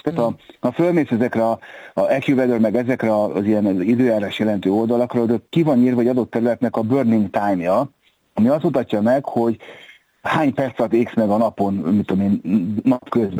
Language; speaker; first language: Hungarian; native; Hungarian